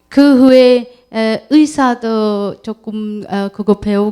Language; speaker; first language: Korean; non-native, learner; Urdu